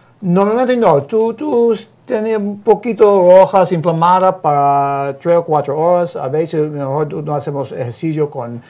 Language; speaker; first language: Spanish; non-native, learner; English